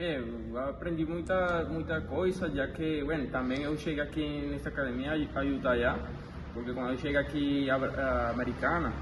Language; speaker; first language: Portuguese; non-native, fluent; Spanish